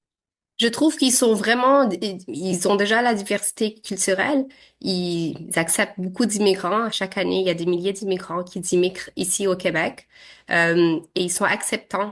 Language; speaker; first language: French; early bilingual, other home language; Arabic